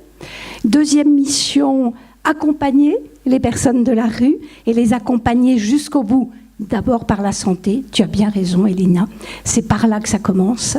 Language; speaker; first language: French; native; French